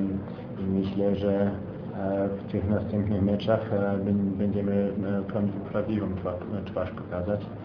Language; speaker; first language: Polish; non-native, fluent; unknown